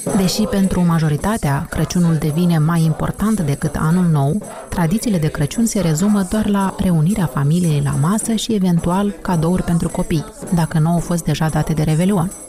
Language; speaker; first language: Romanian; native; Romanian